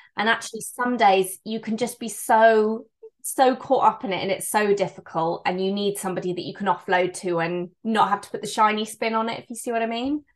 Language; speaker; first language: English; native; English